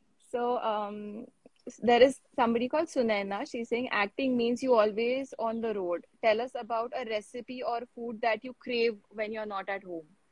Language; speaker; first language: English; non-native, local second language; Marathi